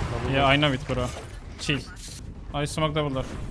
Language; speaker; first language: English; non-native, learner; Turkish